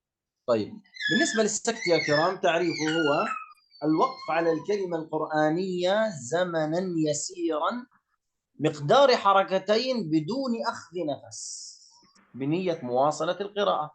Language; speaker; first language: Arabic; native; Arabic